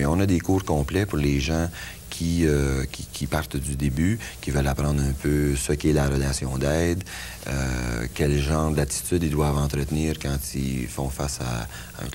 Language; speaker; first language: French; native; French